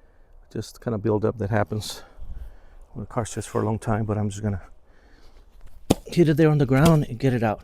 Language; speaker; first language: English; native; English